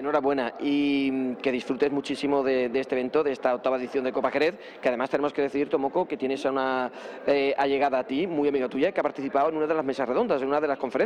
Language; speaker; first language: Spanish; native; Spanish